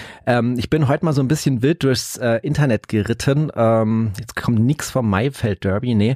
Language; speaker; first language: German; native; German